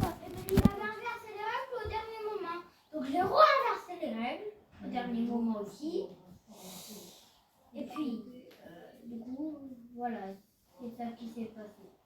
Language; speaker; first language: French; native; French